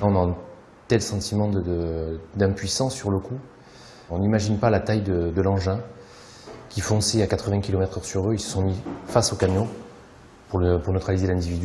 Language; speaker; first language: French; native; French